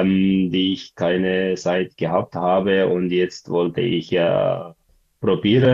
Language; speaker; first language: German; non-native, learner; Tigrinya